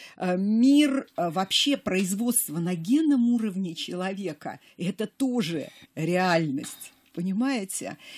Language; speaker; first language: Russian; native; Russian